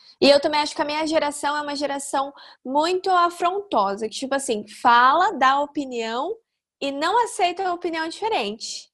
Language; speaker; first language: Portuguese; native; Portuguese